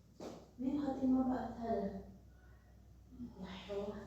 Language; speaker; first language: Arabic; non-native, learner; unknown